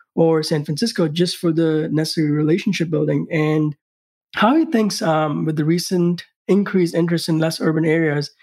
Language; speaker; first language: English; non-native, local second language; Hindi